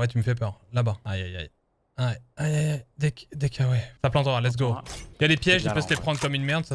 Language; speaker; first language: French; native; French